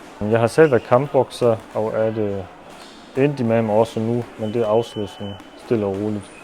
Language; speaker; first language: Danish; non-native, local second language; German